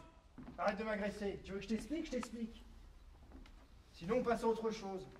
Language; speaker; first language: French; native; French